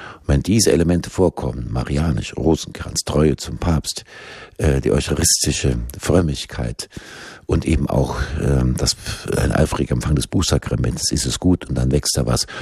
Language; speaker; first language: German; native; German